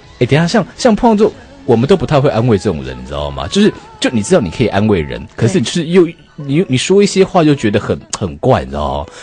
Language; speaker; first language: Chinese; native; Chinese